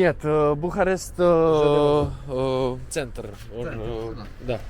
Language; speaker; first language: Russian; non-native, learner; English